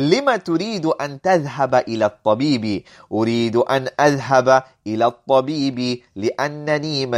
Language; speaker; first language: Arabic; non-native, fluent; English